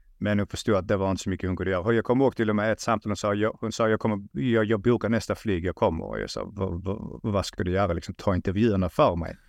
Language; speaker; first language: Swedish; early bilingual, other home language; Russian